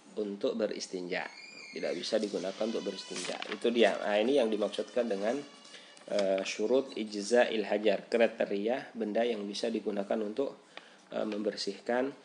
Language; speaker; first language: Indonesian; native; Indonesian